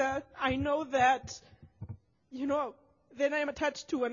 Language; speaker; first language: English; non-native, fluent; Russian